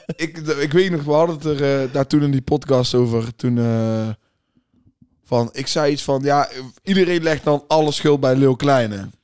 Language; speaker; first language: Dutch; native; Dutch